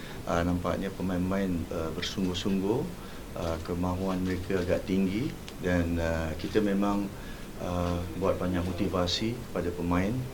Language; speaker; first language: Malay; native; Malay